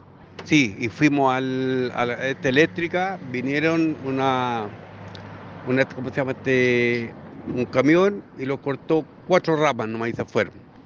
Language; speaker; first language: Spanish; native; Spanish